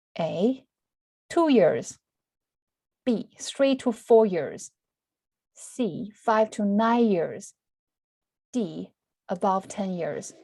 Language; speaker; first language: English; non-native, fluent; Chinese